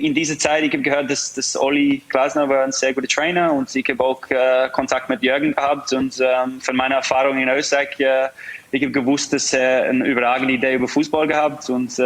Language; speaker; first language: German; non-native, fluent; English